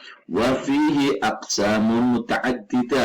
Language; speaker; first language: Arabic; non-native, fluent; Indonesian